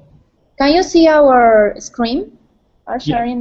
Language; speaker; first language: English; non-native, learner; Spanish